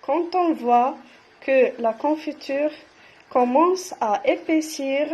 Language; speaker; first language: French; non-native, local second language; Arabic